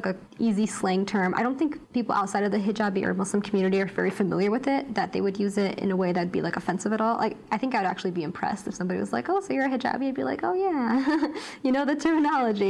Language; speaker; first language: English; native; English